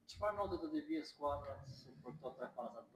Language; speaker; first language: Albanian; native; Albanian